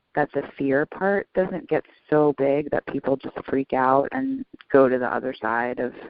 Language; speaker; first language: English; native; English